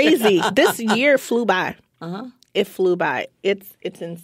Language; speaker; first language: English; native; English